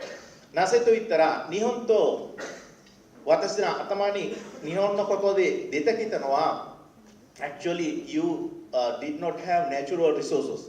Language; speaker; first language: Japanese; non-native, fluent; Sinhala